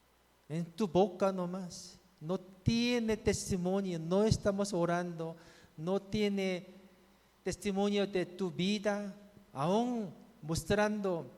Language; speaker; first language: Spanish; non-native, fluent; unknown